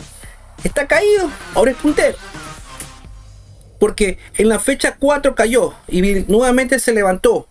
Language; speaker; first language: Spanish; native; Spanish